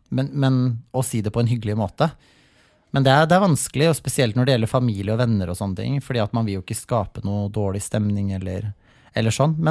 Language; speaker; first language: Norwegian; native; Norwegian